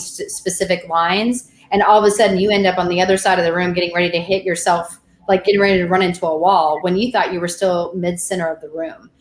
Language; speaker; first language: English; native; English